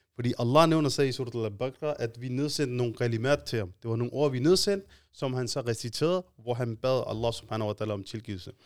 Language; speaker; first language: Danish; early bilingual, other home language; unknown